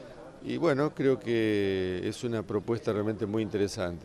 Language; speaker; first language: Spanish; native; Spanish